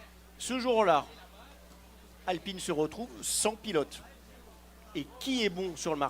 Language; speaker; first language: French; native; French